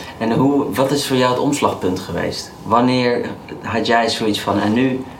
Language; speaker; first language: Dutch; native; Dutch